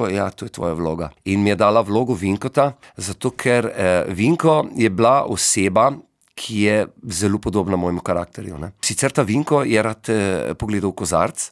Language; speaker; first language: Slovenian; native; Slovenian